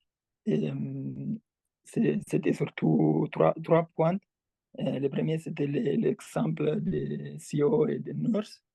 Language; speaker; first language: French; non-native, fluent; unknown